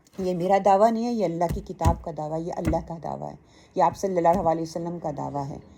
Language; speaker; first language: Urdu; native; Urdu